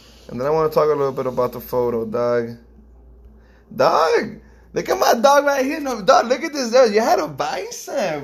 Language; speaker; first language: English; early bilingual, other home language; Spanish